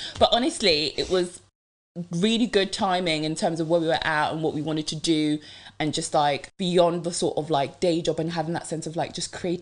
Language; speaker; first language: English; early bilingual, other home language; French